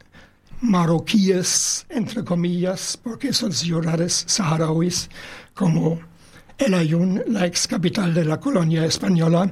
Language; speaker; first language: Spanish; non-native, fluent; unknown